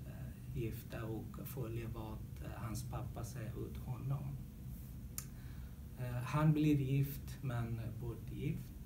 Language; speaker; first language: Swedish; non-native, learner; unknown